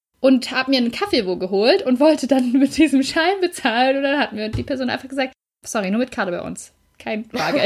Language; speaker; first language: German; native; German